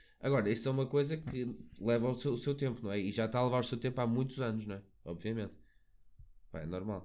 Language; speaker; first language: Portuguese; native; Portuguese